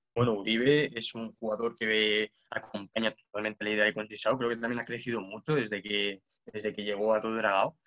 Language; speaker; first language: Spanish; native; Spanish